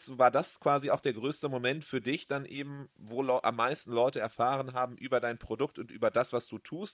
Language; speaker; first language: German; native; German